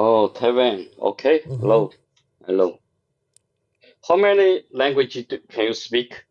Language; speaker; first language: English; non-native, learner; Chinese